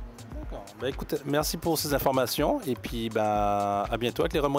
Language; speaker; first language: French; native; French